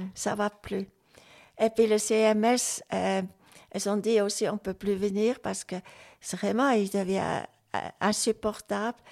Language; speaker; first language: French; non-native, local second language; Swiss German